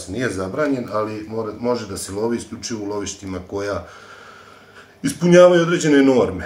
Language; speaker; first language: Serbian; native; Serbian